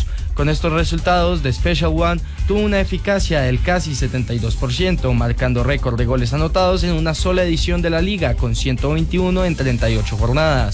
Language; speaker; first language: Spanish; native; Spanish